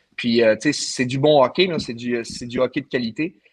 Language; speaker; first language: French; non-native, fluent; English